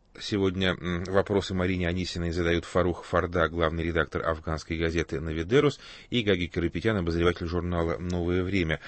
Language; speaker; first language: Russian; native; Russian